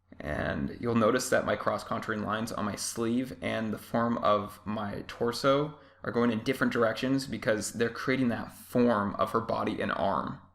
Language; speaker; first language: English; native; English